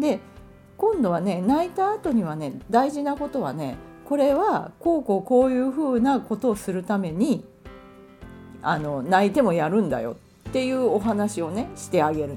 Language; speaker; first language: Japanese; native; Japanese